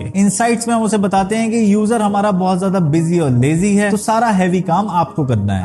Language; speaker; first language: Hindi; native; Hindi